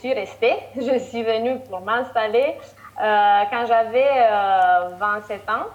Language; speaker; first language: French; non-native, fluent; Romanian